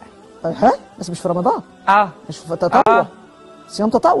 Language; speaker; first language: Arabic; native; Arabic